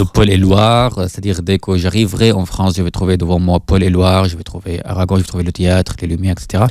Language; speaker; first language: French; non-native, fluent; Arabic